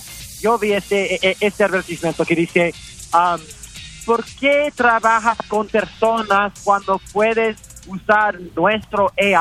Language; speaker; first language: Spanish; early bilingual, heritage; English